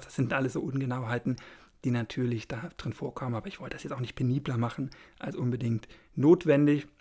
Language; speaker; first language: German; native; German